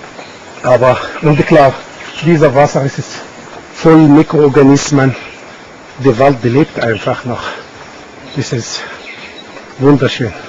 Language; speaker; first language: German; non-native, fluent; Arabic